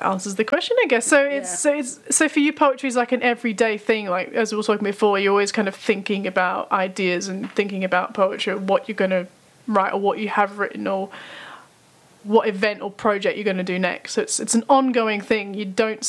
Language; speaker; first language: English; native; English